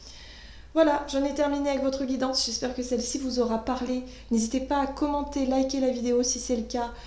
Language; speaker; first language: French; native; French